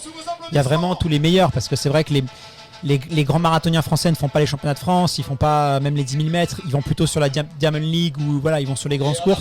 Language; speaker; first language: French; native; French